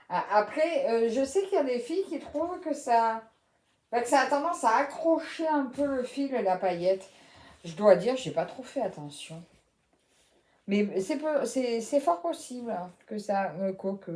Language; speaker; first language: French; native; French